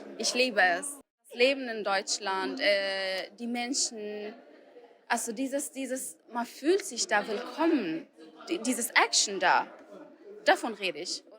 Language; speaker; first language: German; non-native, fluent; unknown